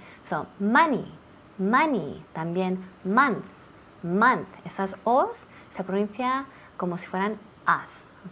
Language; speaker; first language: Spanish; non-native, fluent; English